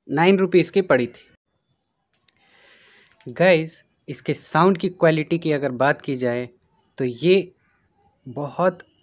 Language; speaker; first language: Hindi; native; Hindi